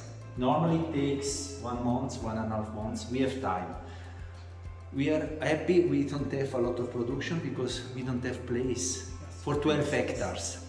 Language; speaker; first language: English; non-native, learner; Italian